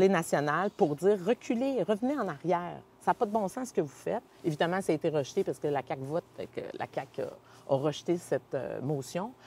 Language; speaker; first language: French; native; French